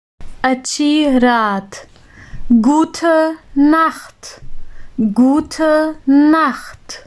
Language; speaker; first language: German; non-native, fluent; Urdu